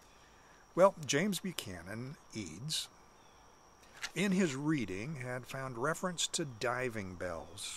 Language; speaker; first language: English; native; English